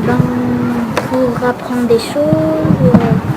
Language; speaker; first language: French; early bilingual, other home language; Albanian